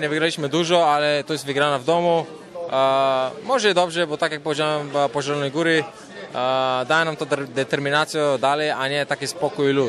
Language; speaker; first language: Polish; non-native, fluent; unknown